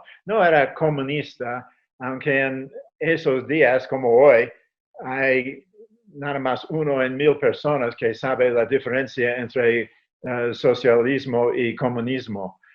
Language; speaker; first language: Spanish; non-native, fluent; English